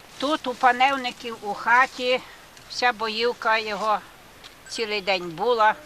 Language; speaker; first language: Ukrainian; native; Ukrainian